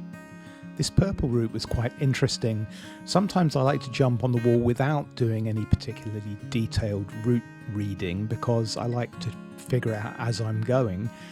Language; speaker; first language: English; native; English